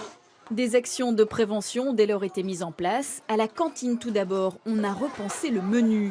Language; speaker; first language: French; native; French